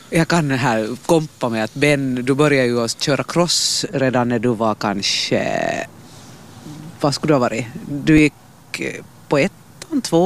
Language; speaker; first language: Swedish; native; Swedish